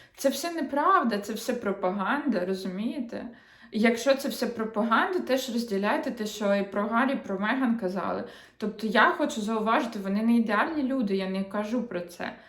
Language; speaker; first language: Ukrainian; non-native, local second language; Russian